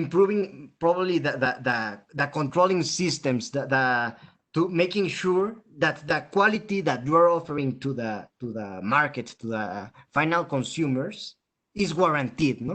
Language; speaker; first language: English; non-native, fluent; Spanish